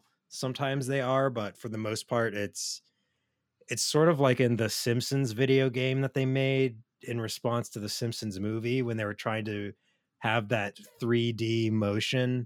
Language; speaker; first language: English; native; English